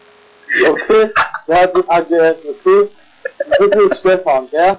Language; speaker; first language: German; non-native, local second language; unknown